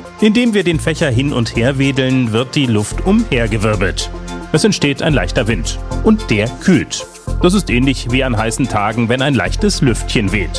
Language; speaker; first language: German; native; German